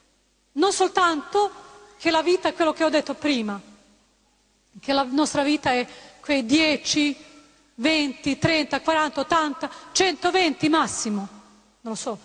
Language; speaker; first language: Italian; non-native, fluent; Croatian